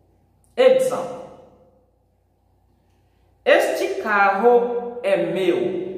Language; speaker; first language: Portuguese; non-native, fluent; Haitian Creole